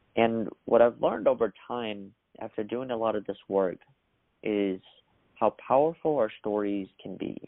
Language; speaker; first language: English; early bilingual, other home language; Russian